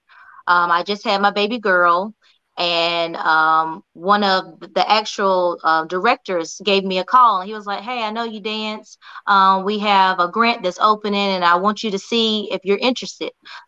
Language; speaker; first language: English; native; English